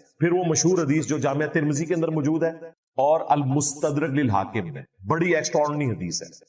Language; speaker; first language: Urdu; non-native, local second language; Punjabi